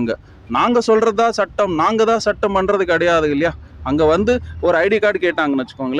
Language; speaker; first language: Tamil; native; Tamil